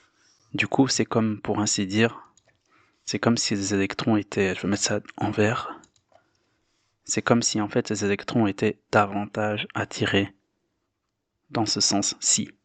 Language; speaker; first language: French; native; French